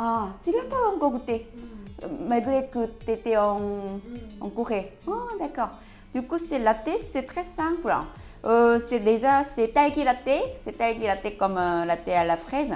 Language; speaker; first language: French; non-native, learner; Korean